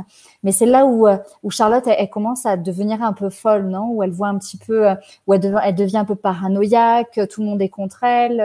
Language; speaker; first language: French; native; French